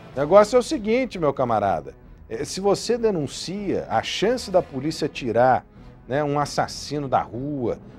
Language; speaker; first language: Portuguese; native; Portuguese